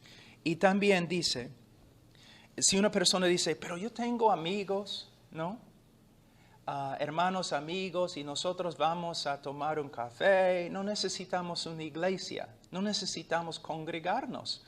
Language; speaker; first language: Spanish; non-native, fluent; English